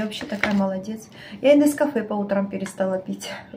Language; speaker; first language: Russian; native; Russian